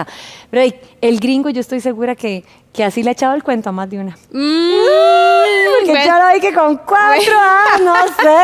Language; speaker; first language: Spanish; native; Spanish